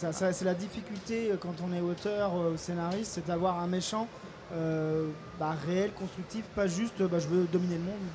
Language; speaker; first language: French; native; French